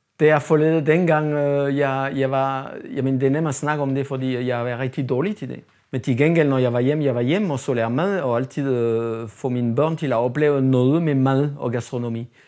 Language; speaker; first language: Danish; non-native, fluent; French